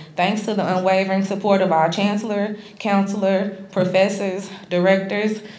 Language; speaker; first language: English; native; English